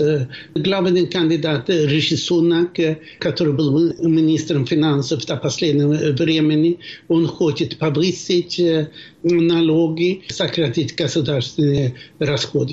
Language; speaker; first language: Russian; non-native, fluent; Swedish